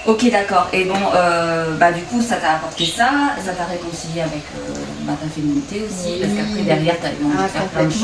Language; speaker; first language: French; native; French